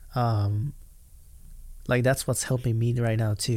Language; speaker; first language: English; non-native, fluent; Japanese